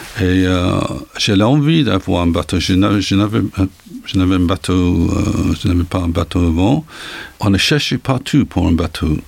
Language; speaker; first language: French; non-native, learner; English